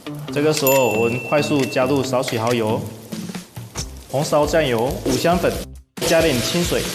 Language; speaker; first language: Chinese; native; Chinese